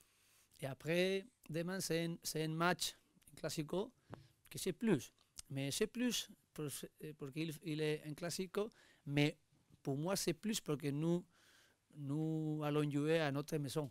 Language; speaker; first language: French; non-native, learner; Spanish